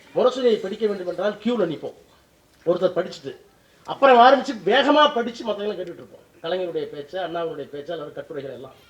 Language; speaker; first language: Tamil; native; Tamil